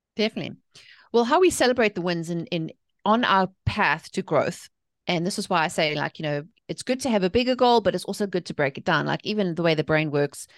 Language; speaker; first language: English; native; English